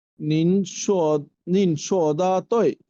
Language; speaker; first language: Chinese; non-native, learner; Bangla